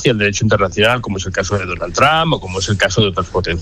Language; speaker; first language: Spanish; native; Spanish